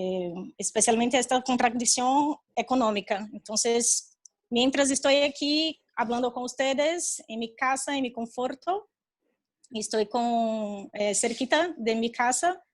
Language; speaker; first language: Spanish; non-native, fluent; Portuguese